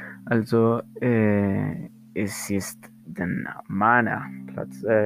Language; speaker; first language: German; non-native, learner; Spanish